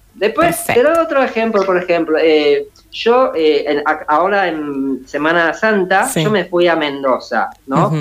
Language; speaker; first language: Spanish; early bilingual, other home language; Chinese